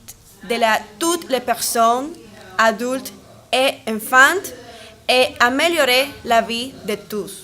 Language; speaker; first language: French; non-native, learner; Spanish